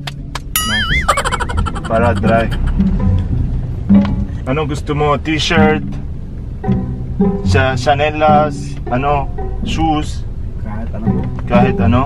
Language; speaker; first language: Filipino; non-native, learner; Arabic